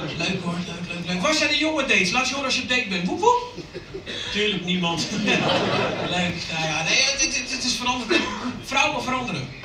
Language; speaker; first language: Dutch; early bilingual, other home language; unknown